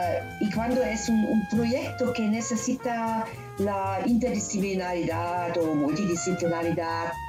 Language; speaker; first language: Spanish; non-native, learner; German